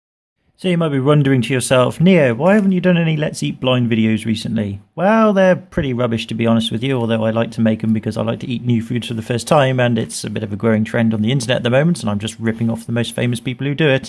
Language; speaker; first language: English; native; English